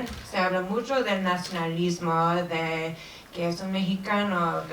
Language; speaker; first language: Spanish; non-native, fluent; English